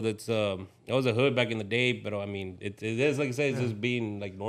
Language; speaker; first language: English; early bilingual, other home language; Spanish